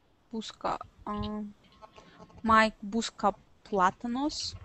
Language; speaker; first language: Spanish; non-native, learner; Russian